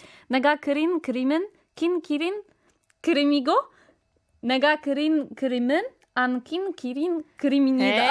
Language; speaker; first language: Korean; non-native, fluent; Polish